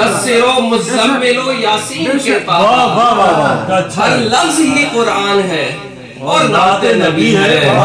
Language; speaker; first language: Urdu; native; Urdu